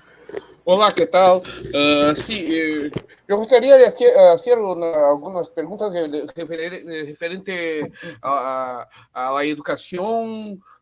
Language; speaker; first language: Spanish; non-native, learner; Portuguese